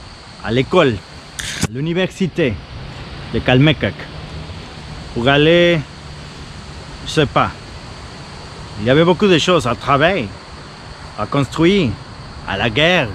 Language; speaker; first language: French; non-native, fluent; Spanish